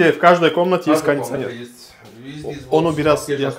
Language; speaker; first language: Russian; native; Russian